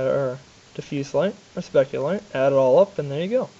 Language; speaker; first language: English; native; English